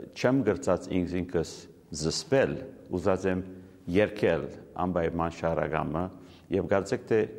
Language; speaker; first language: Armenian; early bilingual, heritage; Armenian